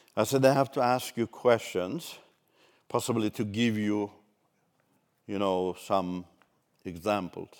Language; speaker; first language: English; non-native, fluent; Turkish